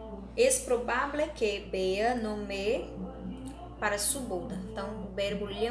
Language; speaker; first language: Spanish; non-native, learner; Portuguese